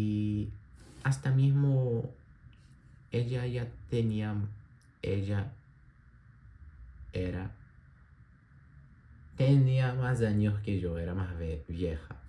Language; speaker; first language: Spanish; non-native, learner; Portuguese